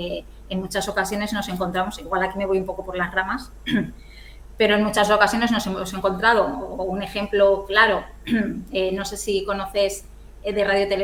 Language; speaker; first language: Spanish; native; Spanish